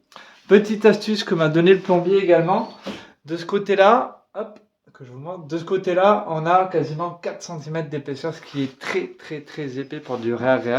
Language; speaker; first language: French; native; French